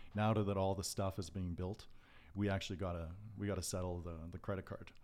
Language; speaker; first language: English; native; English